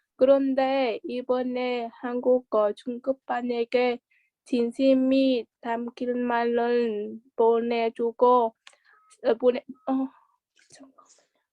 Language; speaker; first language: Korean; non-native, learner; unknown